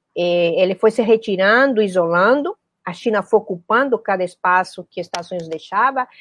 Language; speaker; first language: Portuguese; non-native, fluent; Spanish